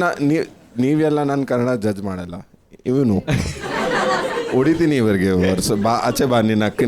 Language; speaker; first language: Kannada; non-native, learner; Punjabi